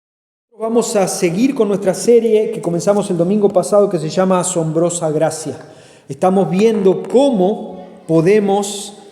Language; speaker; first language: Spanish; native; Spanish